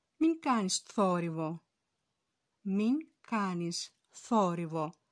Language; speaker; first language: Greek; non-native, fluent; Turkish